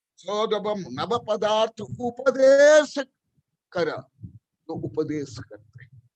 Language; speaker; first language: Hindi; non-native, local second language; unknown